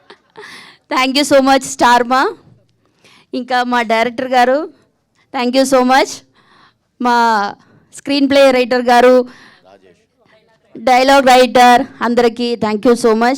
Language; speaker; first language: Telugu; non-native, local second language; Malayalam